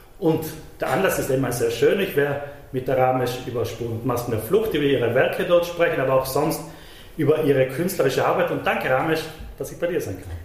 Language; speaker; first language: German; native; German